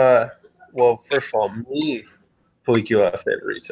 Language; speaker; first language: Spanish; non-native, learner; English